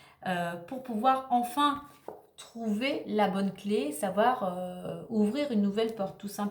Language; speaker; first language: French; native; French